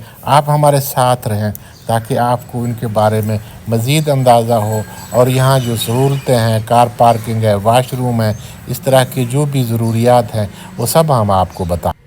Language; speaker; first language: Hindi; non-native, local second language; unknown